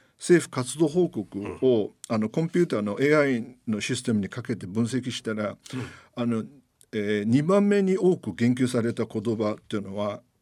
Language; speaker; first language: Japanese; non-native, fluent; Chinese